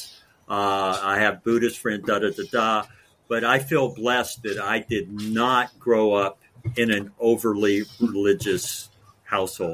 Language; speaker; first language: English; native; English